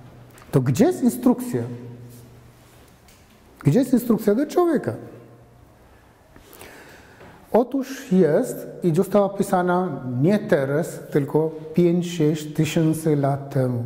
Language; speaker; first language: Polish; non-native, fluent; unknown